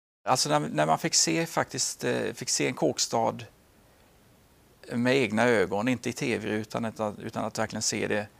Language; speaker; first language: Swedish; native; Swedish